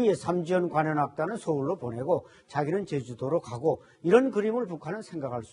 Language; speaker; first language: Korean; native; Korean